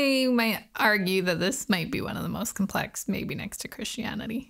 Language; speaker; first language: English; native; English